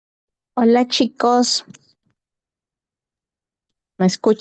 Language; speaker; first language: Spanish; native; Spanish